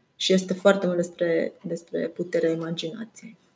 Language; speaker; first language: Romanian; non-native, local second language; German